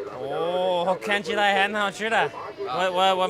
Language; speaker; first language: Chinese; non-native, learner; English